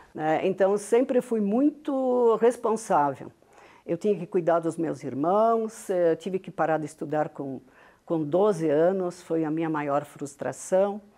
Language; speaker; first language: Portuguese; non-native, local second language; Venetian